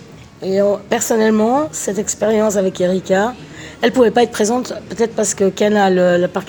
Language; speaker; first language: French; native; French